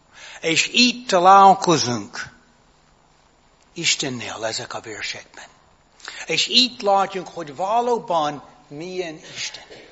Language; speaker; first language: Hungarian; non-native, fluent; English